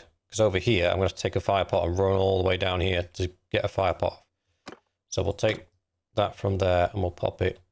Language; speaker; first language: English; native; English